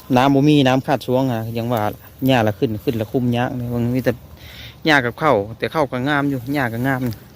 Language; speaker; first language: Thai; native; Thai